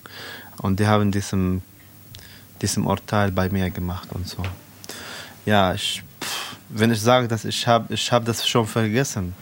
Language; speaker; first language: German; non-native, learner; Arabic